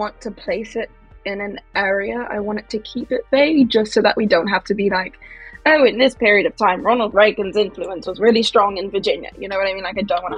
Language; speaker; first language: English; native; English